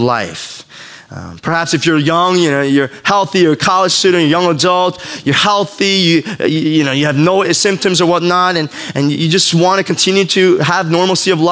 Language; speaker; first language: English; native; English